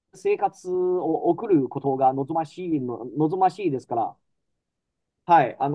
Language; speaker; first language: Japanese; non-native, fluent; Chinese